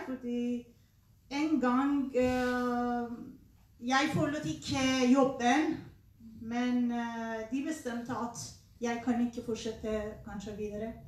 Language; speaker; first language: Norwegian; non-native, learner; Persian